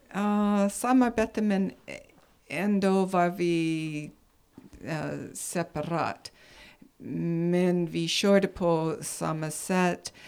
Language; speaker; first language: Swedish; non-native, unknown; English